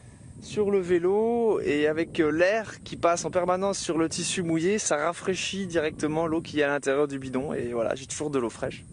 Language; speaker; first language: French; native; French